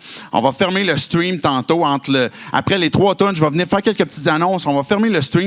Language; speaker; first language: French; native; French